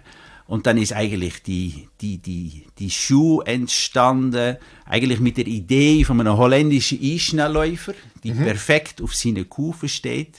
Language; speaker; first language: German; native; German